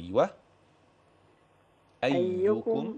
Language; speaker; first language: Arabic; native; Arabic